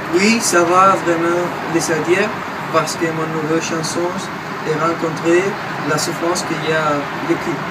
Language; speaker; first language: French; non-native, learner; Spanish